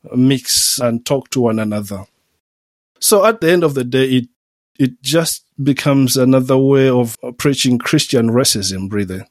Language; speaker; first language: English; non-native, local second language; Nyanja